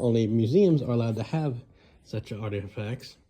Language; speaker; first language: English; native; English